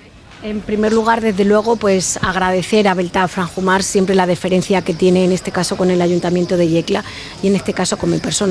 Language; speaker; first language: Spanish; native; Spanish